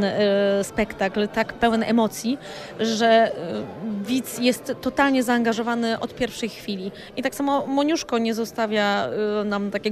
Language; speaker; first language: Polish; native; Polish